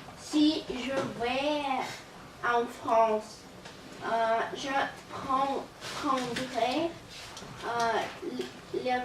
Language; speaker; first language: French; non-native, learner; Russian